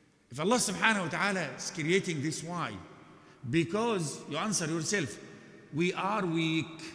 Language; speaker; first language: English; non-native, fluent; Arabic